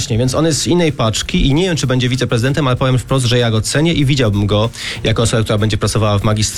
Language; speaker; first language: Polish; native; Polish